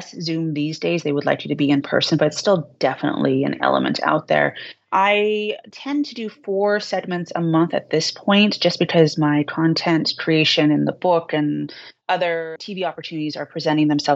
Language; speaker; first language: English; native; English